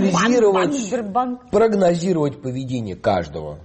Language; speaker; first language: Russian; native; Russian